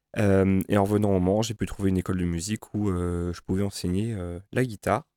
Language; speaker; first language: French; native; French